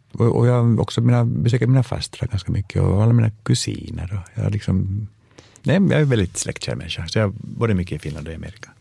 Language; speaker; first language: Swedish; native; Swedish